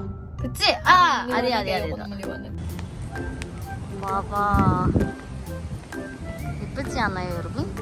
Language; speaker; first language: Korean; non-native, learner; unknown